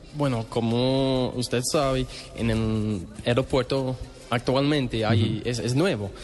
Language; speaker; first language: Spanish; non-native, learner; English